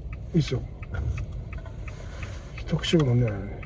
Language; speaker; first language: Japanese; native; Japanese